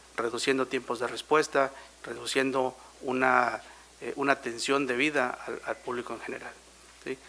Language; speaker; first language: Spanish; native; Spanish